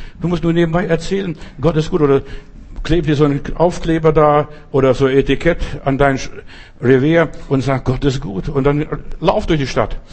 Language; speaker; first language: German; non-native, fluent; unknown